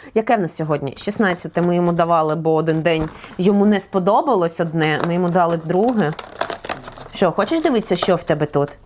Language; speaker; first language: Ukrainian; native; Ukrainian